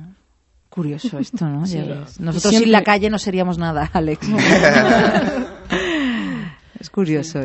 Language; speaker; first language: Spanish; native; Spanish